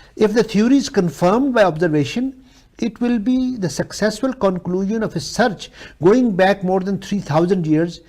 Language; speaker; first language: English; non-native, local second language; Urdu